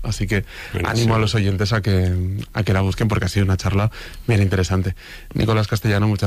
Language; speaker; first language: Spanish; native; Spanish